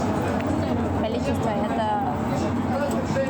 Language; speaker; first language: Russian; non-native, local second language; Romanian